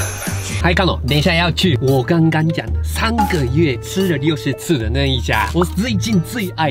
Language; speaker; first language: Chinese; non-native, fluent; Japanese